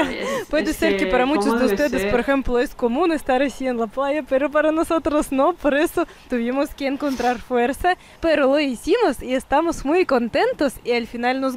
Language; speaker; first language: Spanish; non-native, fluent; Russian